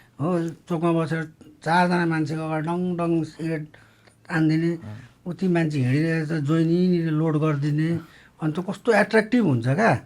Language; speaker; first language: Nepali; native; Nepali